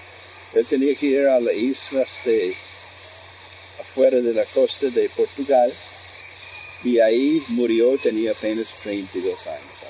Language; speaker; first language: Spanish; non-native, fluent; English